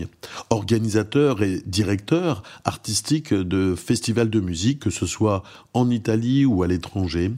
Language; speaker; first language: French; native; French